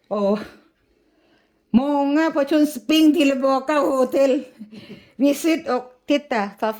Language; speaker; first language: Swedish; non-native, learner; Thai